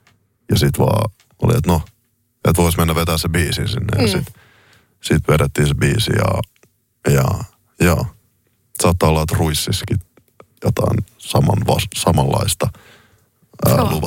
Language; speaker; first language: Finnish; native; Finnish